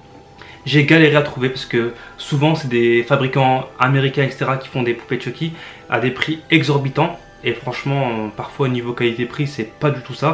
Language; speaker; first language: French; native; French